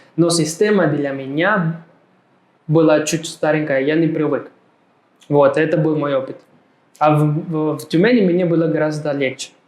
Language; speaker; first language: Russian; non-native, fluent; Spanish